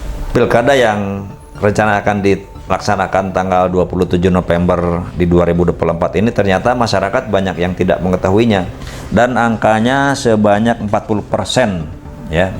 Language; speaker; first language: Indonesian; native; Indonesian